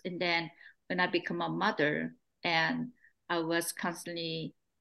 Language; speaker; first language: English; non-native, fluent; Korean